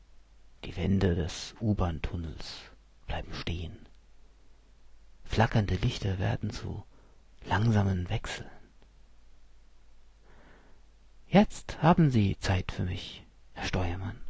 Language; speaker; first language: German; native; German